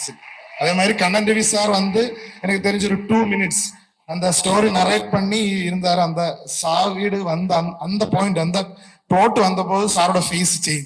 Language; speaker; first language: Tamil; non-native, learner; Malayalam